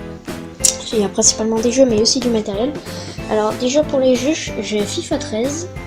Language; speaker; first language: French; native; French